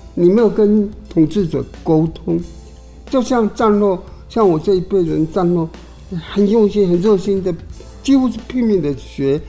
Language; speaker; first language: Chinese; non-native, local second language; Hakka Chinese